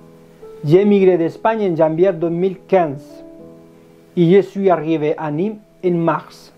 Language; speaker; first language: French; non-native, learner; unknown